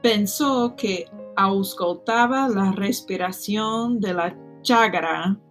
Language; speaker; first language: Spanish; non-native, fluent; English